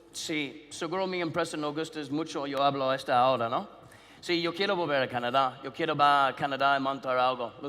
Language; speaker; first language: Spanish; non-native, learner; English